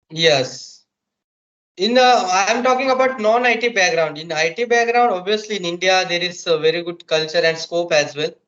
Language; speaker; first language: English; non-native, local second language; Marathi